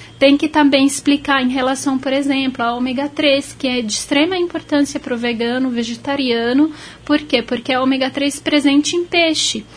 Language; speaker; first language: Portuguese; non-native, fluent; Arabic